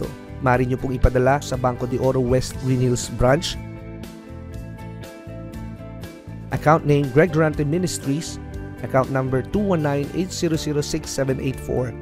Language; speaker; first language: Filipino; native; Filipino